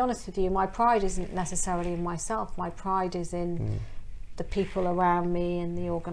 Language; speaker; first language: English; native; English